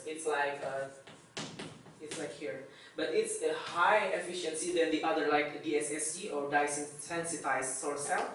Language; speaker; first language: English; non-native, fluent; Indonesian